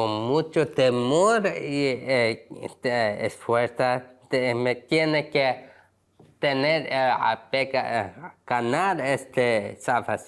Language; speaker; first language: Spanish; non-native, learner; Korean